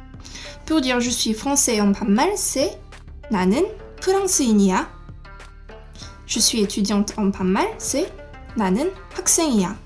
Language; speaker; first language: French; native; French